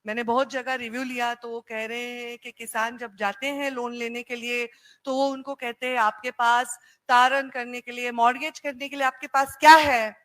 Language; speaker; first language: Hindi; non-native, local second language; Marathi